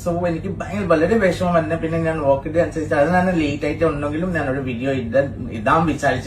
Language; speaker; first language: Malayalam; non-native, learner; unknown